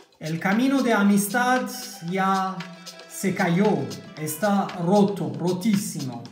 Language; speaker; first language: Spanish; non-native, fluent; German